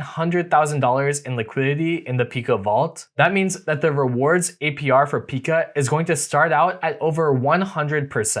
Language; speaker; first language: English; native; English